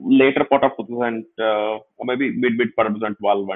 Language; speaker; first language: English; non-native, local second language; Kannada